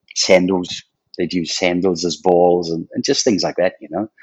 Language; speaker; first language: English; native; English